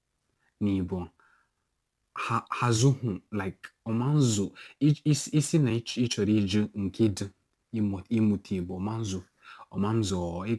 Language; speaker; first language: Igbo; non-native, local second language; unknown